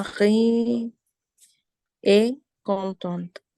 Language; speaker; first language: French; non-native, learner; Spanish